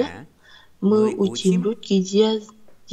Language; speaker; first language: Russian; non-native, learner; Vietnamese